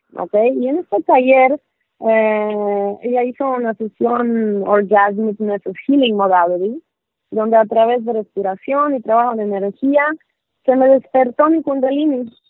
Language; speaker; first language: Spanish; non-native, fluent; Polish